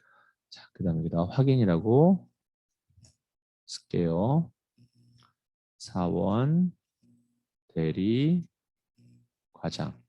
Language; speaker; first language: Korean; native; Korean